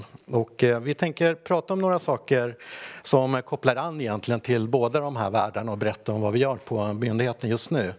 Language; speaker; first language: Swedish; native; Swedish